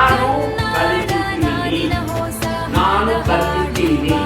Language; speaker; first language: Kannada; non-native, learner; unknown